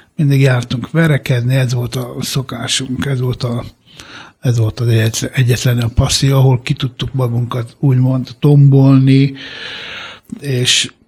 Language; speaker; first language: Hungarian; early bilingual, other home language; Italian